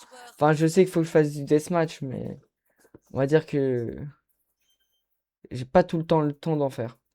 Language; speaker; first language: French; native; French